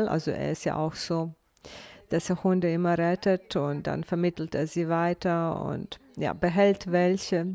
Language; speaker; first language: German; non-native, fluent; Bosnian